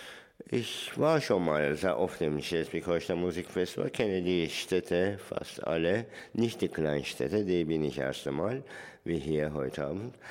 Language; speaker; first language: German; non-native, fluent; Turkish